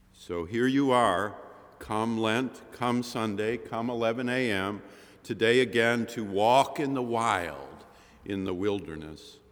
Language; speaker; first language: English; native; English